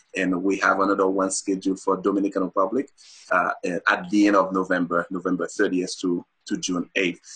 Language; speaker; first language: English; non-native, fluent; Haitian Creole